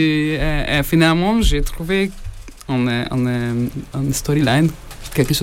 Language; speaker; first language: French; non-native, learner; Hungarian